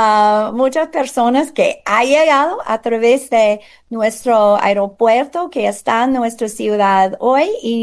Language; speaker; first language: Spanish; non-native, fluent; English